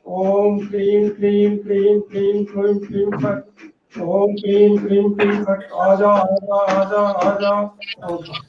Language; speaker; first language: Hindi; native; Hindi